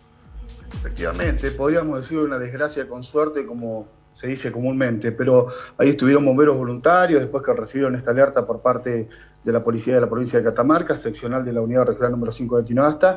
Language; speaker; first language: Spanish; native; Spanish